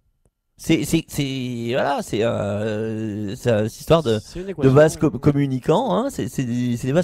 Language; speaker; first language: French; native; French